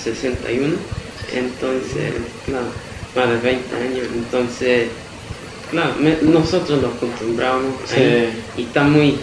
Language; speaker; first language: Spanish; early bilingual, heritage; Spanish